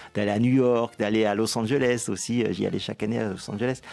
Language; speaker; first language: French; native; French